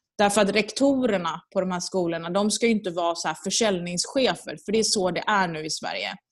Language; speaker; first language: Swedish; early bilingual, other home language; Persian